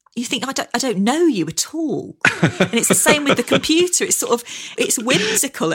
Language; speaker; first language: English; native; English